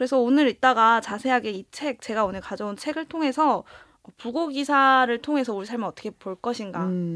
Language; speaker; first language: Korean; native; Korean